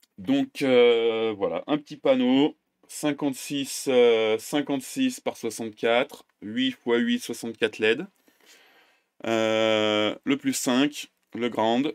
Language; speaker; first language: French; native; French